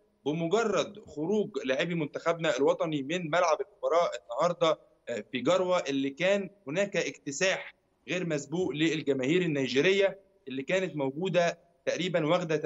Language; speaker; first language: Arabic; native; Arabic